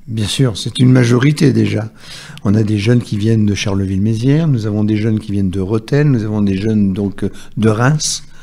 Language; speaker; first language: French; native; French